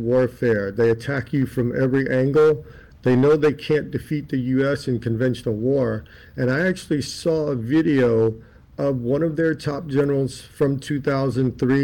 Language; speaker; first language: English; native; English